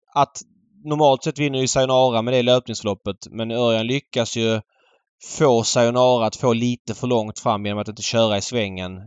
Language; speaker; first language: Swedish; native; Swedish